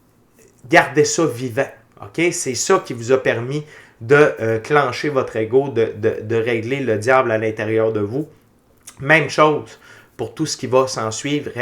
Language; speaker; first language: French; native; French